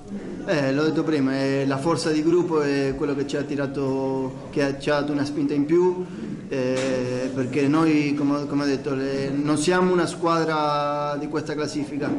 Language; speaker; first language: Italian; non-native, fluent; Spanish